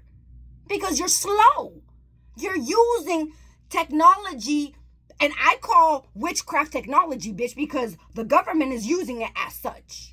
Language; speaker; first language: English; native; English